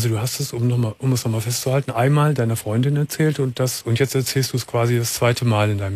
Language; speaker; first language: German; native; German